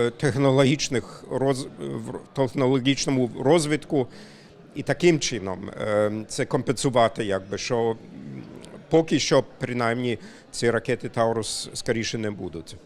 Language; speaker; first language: Ukrainian; non-native, fluent; German